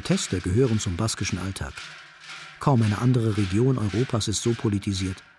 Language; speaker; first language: German; native; German